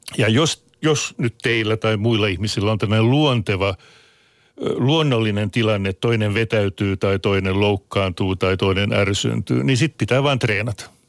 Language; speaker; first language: Finnish; non-native, local second language; Swedish